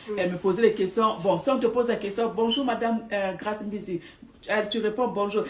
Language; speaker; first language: French; non-native, local second language; Lingala